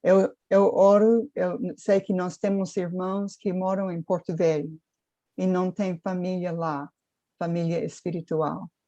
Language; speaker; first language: Portuguese; non-native, fluent; English